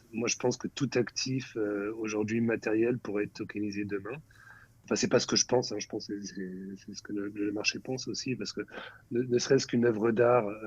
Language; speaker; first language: French; native; French